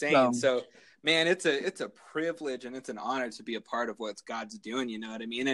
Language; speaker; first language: English; native; English